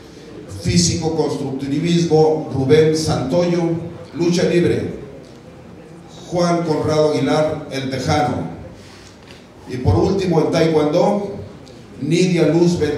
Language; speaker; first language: Spanish; native; Spanish